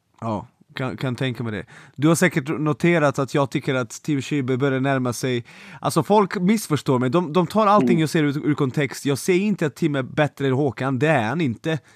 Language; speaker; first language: Swedish; non-native, fluent; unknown